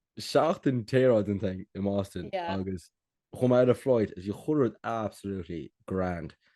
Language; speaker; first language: Irish; native; Irish